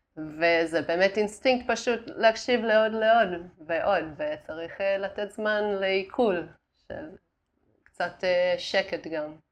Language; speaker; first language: Hebrew; non-native, fluent; Italian